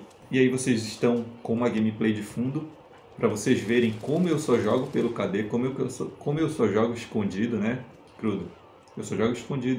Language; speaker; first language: Portuguese; native; Portuguese